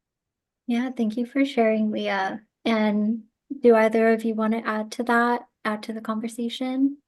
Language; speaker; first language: English; native; English